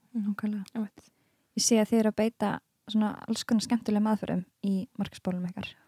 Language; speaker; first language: Icelandic; native; Icelandic